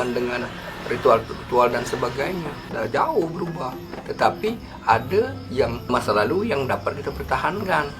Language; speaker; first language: Malay; native; Malay